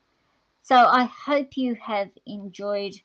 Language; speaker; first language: English; native; English